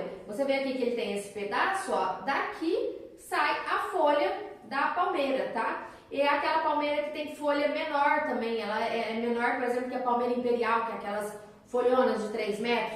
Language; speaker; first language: Portuguese; native; Portuguese